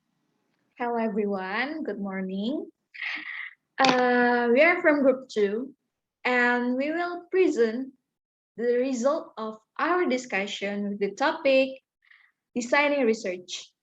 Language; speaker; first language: English; non-native, learner; Indonesian